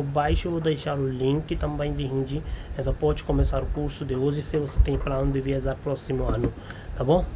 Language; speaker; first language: Portuguese; non-native, learner; Hindi